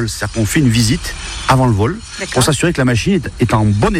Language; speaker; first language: French; native; French